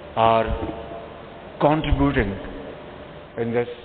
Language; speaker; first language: English; non-native, local second language; Urdu